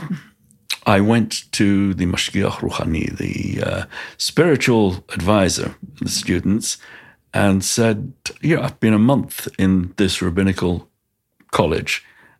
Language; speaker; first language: English; native; English